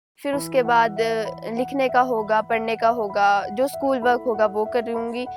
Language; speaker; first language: Hindi; early bilingual, other home language; Nepali